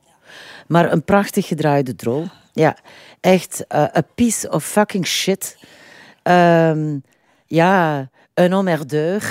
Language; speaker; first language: Dutch; native; Dutch